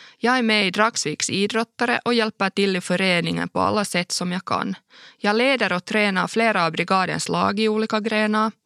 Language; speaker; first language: Swedish; native; Swedish